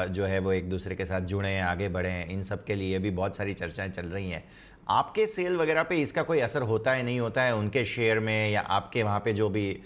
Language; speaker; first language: Hindi; non-native, local second language; Gujarati